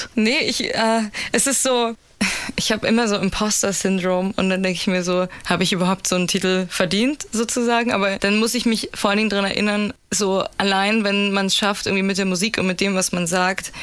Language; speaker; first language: German; native; German